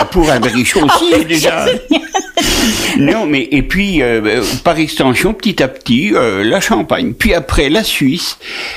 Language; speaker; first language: French; native; French